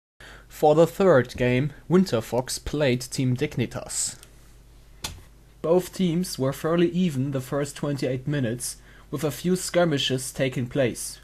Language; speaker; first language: English; non-native, fluent; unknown